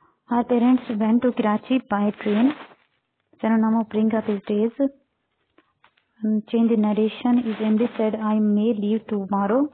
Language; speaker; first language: English; non-native, local second language; Urdu